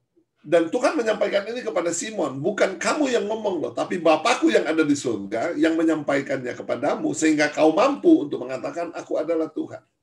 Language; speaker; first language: Indonesian; native; Indonesian